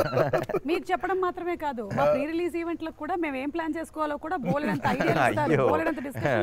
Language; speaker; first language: Telugu; native; Telugu